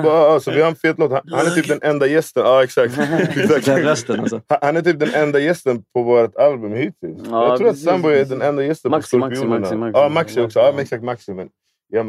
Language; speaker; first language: Swedish; native; Swedish